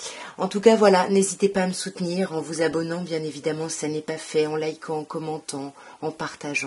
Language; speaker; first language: French; native; French